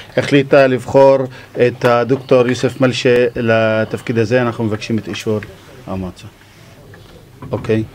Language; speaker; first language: Hebrew; non-native, local second language; Arabic